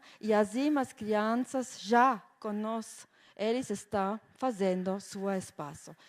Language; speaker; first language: Portuguese; non-native, fluent; German